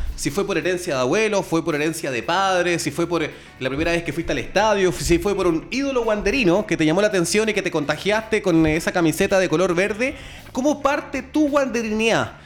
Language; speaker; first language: Spanish; native; Spanish